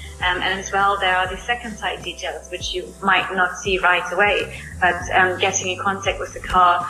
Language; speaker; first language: English; non-native, fluent; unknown